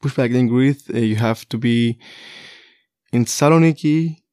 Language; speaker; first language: English; non-native, fluent; Kurdish